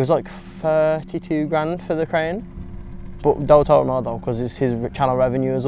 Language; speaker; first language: English; native; English